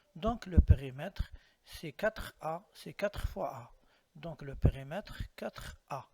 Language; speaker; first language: French; non-native, local second language; Arabic